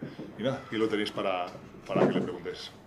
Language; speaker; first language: Spanish; native; Spanish